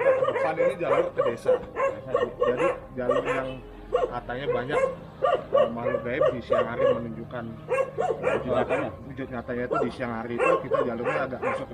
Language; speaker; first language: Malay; non-native, local second language; Balinese